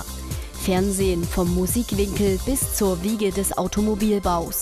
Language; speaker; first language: German; native; German